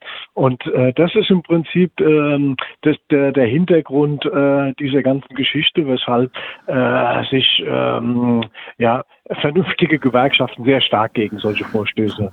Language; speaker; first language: German; native; German